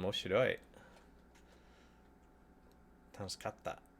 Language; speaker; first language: Japanese; non-native, learner; English